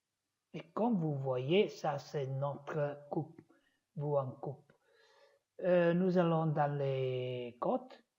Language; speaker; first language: French; non-native, learner; Italian